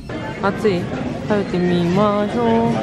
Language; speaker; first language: Japanese; non-native, fluent; Korean